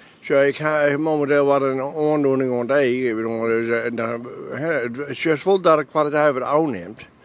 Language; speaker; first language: Dutch; non-native, local second language; Western Frisian